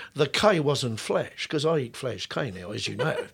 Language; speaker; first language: English; native; English